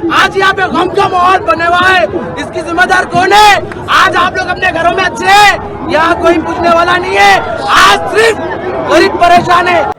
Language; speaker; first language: Hindi; native; Hindi